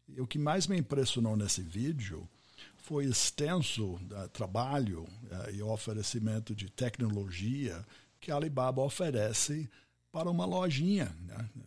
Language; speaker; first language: Portuguese; non-native, fluent; English